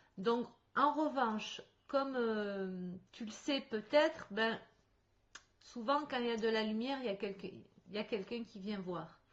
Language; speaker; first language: French; native; French